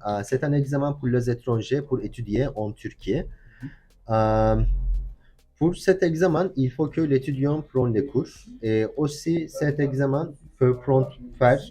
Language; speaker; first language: French; non-native, learner; Turkish